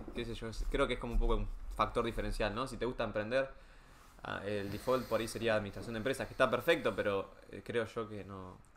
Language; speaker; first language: Spanish; native; Spanish